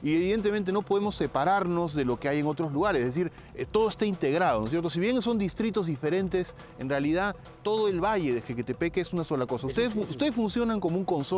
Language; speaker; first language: Spanish; native; Spanish